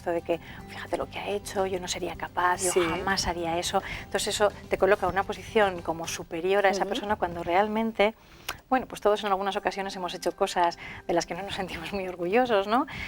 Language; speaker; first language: Spanish; native; Spanish